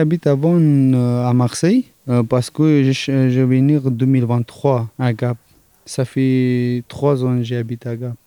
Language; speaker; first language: French; non-native, learner; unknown